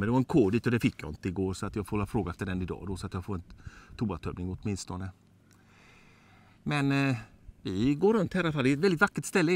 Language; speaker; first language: Swedish; native; Swedish